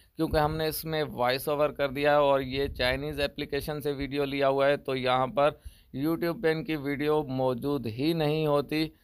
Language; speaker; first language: Urdu; native; Urdu